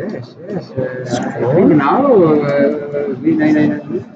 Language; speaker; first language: English; non-native, learner; Italian